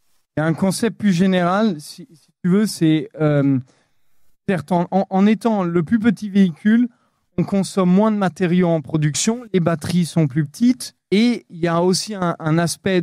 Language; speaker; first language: French; native; French